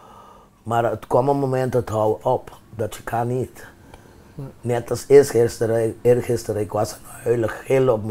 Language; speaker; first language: Dutch; non-native, fluent; Papiamento